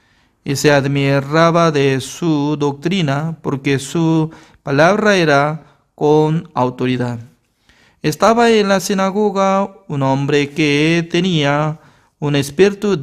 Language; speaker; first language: Spanish; non-native, fluent; Korean